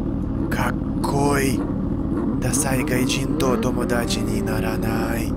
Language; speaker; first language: Japanese; non-native, learner; Russian